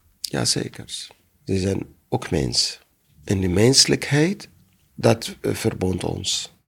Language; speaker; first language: Dutch; non-native, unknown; Arabic